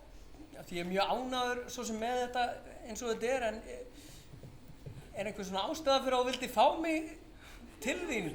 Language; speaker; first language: Icelandic; non-native, fluent; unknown